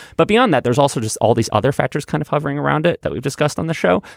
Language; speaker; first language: English; native; English